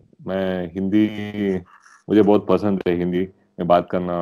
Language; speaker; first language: Hindi; non-native, local second language; Telugu